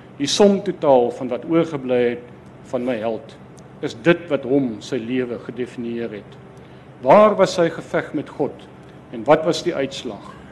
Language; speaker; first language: Afrikaans; native; Afrikaans